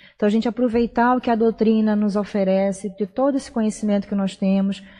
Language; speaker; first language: Portuguese; native; Portuguese